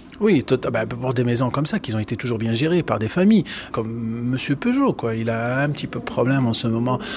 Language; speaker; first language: French; non-native, fluent; Spanish